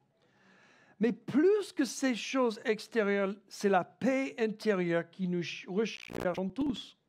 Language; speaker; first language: French; non-native, fluent; English